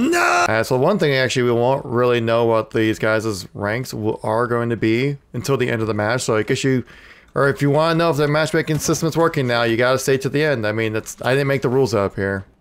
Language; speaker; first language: English; native; English